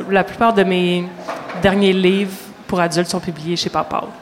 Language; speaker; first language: French; native; French